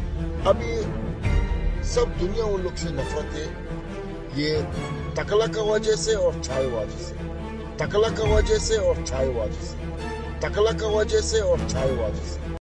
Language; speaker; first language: Hindi; non-native, learner; Arabic